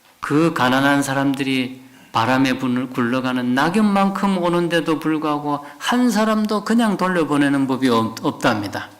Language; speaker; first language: Korean; native; Korean